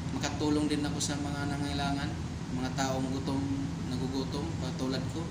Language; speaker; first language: Filipino; non-native, local second language; Cebuano